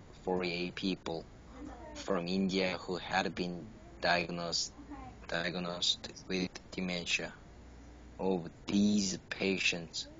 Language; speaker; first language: English; non-native, learner; Korean